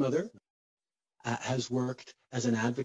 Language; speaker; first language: English; native; English